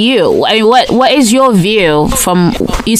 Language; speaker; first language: English; non-native, local second language; Yoruba